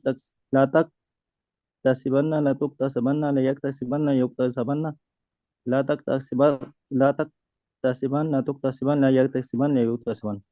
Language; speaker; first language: Arabic; non-native, learner; Urdu